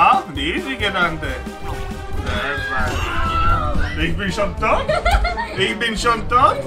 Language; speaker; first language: German; non-native, learner; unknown